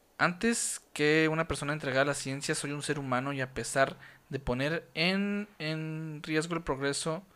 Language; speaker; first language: Spanish; native; Spanish